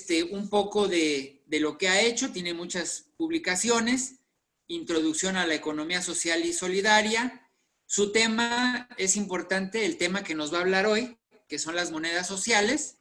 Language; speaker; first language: Spanish; native; Spanish